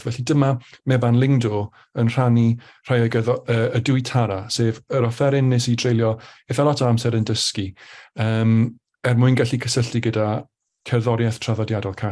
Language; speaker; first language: Welsh; native; Welsh